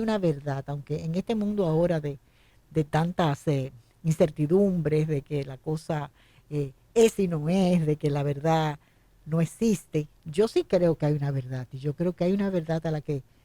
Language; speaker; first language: Spanish; native; Spanish